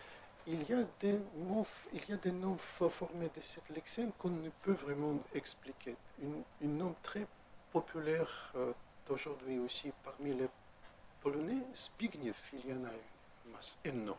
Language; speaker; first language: French; non-native, fluent; Russian